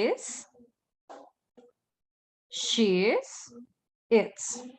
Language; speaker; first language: English; non-native, fluent; Spanish